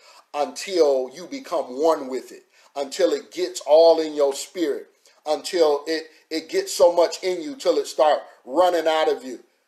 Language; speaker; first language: English; native; English